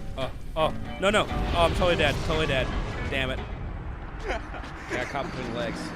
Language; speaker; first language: English; native; English